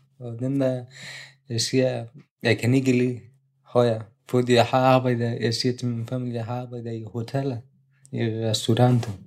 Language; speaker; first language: Danish; non-native, learner; Persian